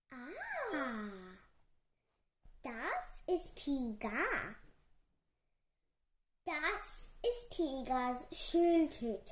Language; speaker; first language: German; non-native, learner; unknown